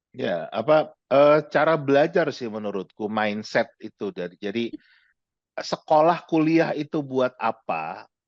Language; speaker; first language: Indonesian; native; Indonesian